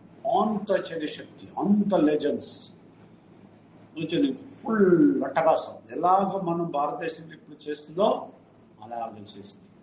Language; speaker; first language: Telugu; non-native, fluent; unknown